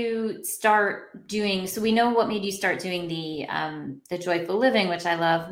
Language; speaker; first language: English; native; English